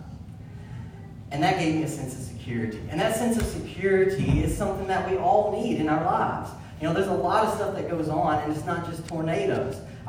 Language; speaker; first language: English; native; English